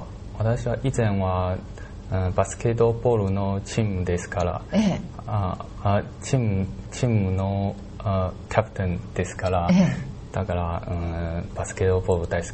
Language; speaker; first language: Japanese; non-native, learner; Chinese